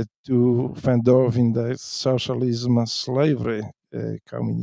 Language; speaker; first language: English; non-native, fluent; Polish